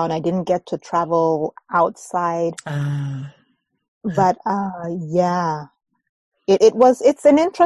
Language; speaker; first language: English; native; English